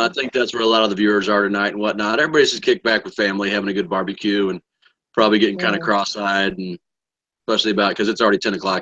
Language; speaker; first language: English; native; English